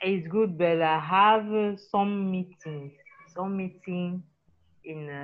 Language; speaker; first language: English; non-native, learner; French